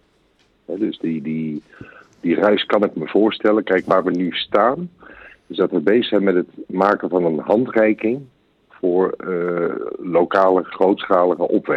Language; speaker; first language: Dutch; native; Dutch